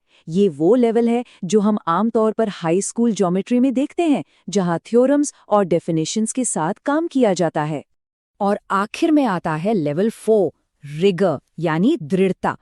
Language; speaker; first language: Hindi; native; Hindi